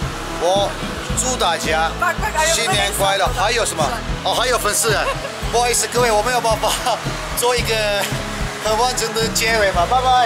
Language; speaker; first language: Chinese; non-native, fluent; Turkish